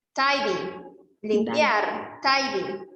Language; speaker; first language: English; non-native, fluent; Spanish